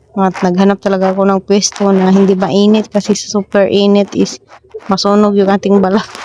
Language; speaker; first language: Filipino; native; Filipino